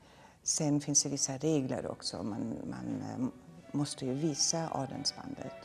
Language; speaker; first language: Swedish; non-native, fluent; German